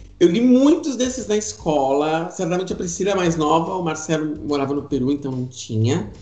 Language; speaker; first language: Portuguese; native; Portuguese